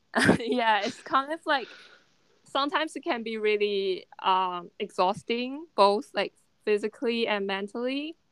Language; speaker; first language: English; non-native, fluent; Chinese